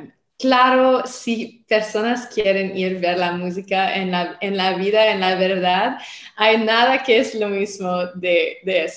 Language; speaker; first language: Spanish; non-native, learner; French